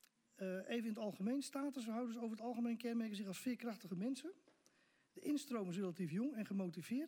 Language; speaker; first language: Dutch; native; Dutch